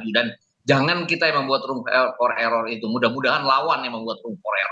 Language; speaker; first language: Indonesian; native; Indonesian